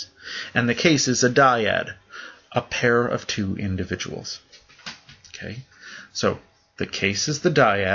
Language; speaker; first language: English; native; English